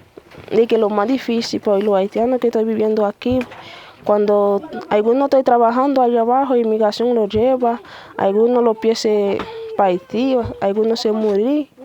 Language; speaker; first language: Spanish; non-native, learner; Haitian Creole